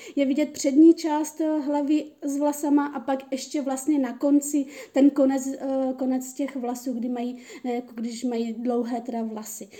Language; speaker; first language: Czech; early bilingual, other home language; Persian